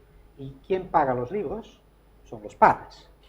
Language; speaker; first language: Spanish; non-native, fluent; Dutch